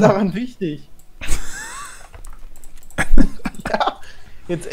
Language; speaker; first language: German; native; German